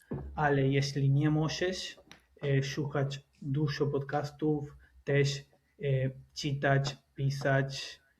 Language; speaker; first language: Polish; non-native, learner; Spanish